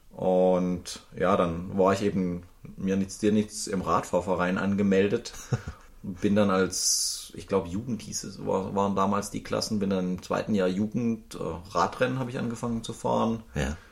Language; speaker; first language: German; native; German